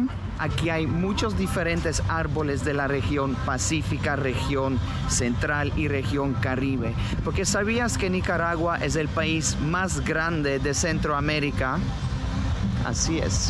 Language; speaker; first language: Spanish; non-native, fluent; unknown